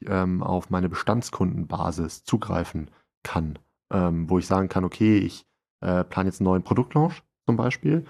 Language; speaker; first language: German; native; German